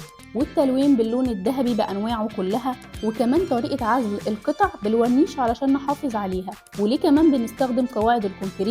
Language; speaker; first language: Arabic; native; Arabic